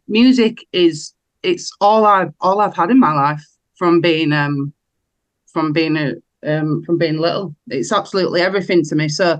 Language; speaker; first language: English; native; English